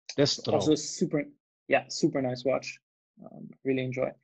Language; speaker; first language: English; non-native, fluent; German